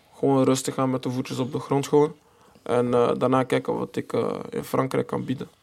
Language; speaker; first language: Dutch; native; Dutch